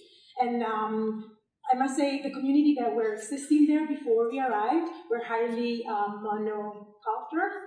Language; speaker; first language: English; non-native, fluent; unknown